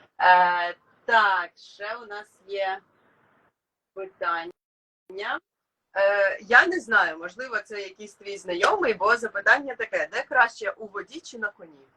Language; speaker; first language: Ukrainian; native; Ukrainian